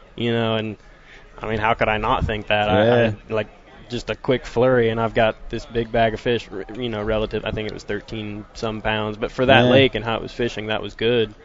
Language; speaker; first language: English; native; English